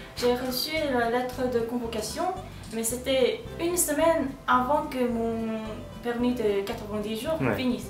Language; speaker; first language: French; non-native, learner; Korean